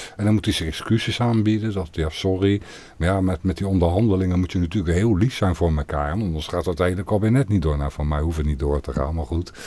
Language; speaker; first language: Dutch; native; Dutch